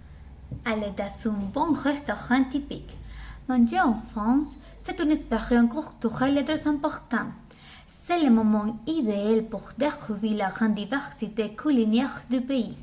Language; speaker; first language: French; non-native, learner; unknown